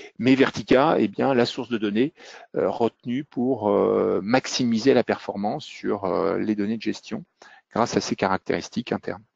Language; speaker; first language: French; native; French